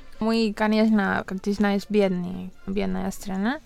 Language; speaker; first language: Russian; non-native, learner; Spanish